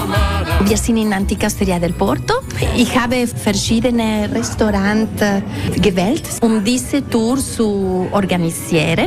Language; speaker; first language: German; non-native, local second language; Italian